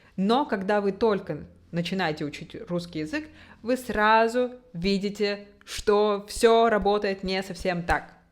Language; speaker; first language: Russian; native; Russian